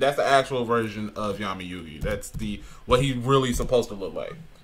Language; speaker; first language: English; native; English